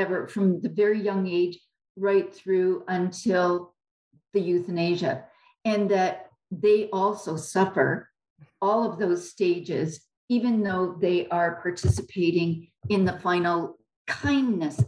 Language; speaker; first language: English; native; English